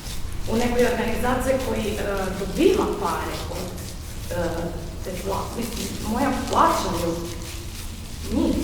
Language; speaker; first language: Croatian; non-native, fluent; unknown